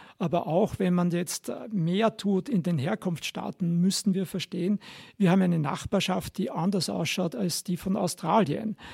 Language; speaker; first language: German; native; German